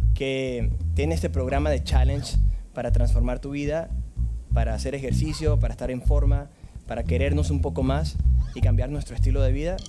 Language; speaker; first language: Spanish; native; Spanish